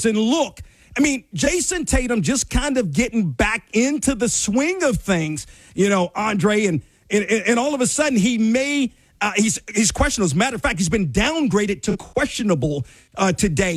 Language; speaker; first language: English; native; English